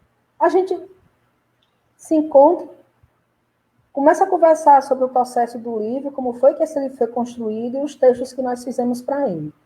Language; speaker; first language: Portuguese; native; Portuguese